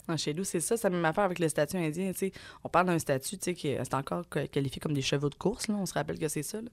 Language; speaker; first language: French; native; French